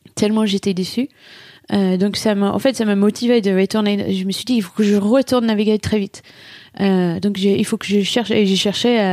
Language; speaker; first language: French; non-native, fluent; English